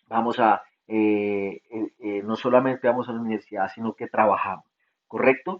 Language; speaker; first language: Spanish; native; Spanish